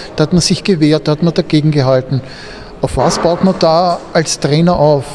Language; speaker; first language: German; native; German